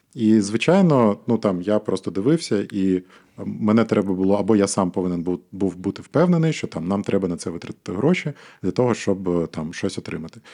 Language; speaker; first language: Ukrainian; non-native, local second language; Russian